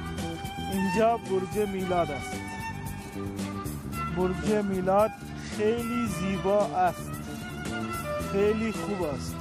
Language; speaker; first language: Persian; non-native, learner; Urdu